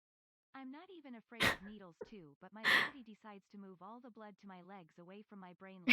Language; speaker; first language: English; native; English